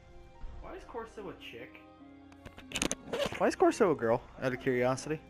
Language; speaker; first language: English; native; English